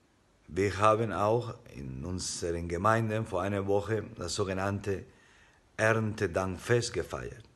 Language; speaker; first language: German; non-native, fluent; Spanish